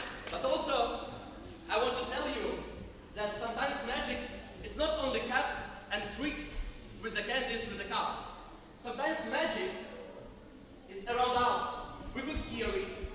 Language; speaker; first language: English; non-native, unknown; Ukrainian